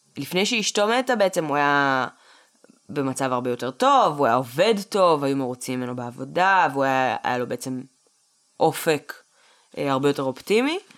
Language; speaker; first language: Hebrew; early bilingual, other home language; Russian